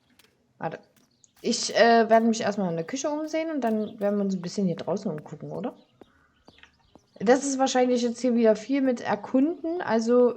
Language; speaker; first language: German; native; German